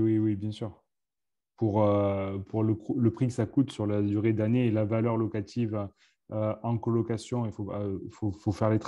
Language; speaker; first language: French; native; French